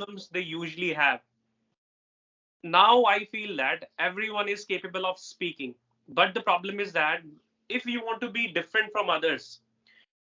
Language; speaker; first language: English; non-native, local second language; Hindi